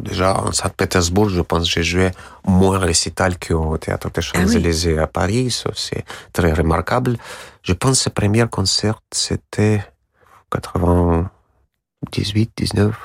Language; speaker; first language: French; non-native, learner; Russian